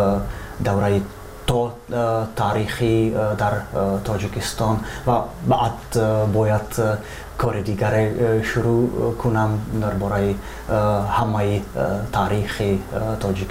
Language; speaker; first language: Persian; non-native, fluent; Czech